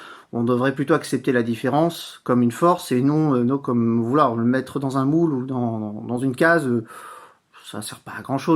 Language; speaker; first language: French; native; French